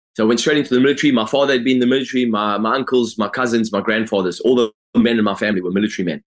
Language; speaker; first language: English; native; English